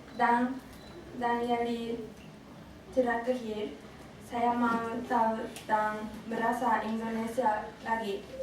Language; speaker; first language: Indonesian; non-native, learner; Japanese